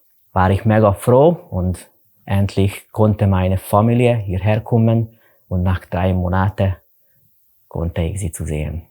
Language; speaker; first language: German; non-native, learner; Hungarian